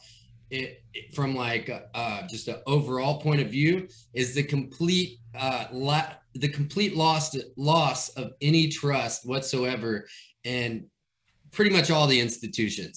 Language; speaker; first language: English; native; English